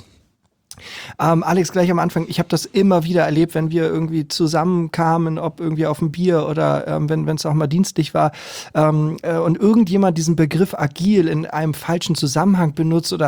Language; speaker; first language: German; native; German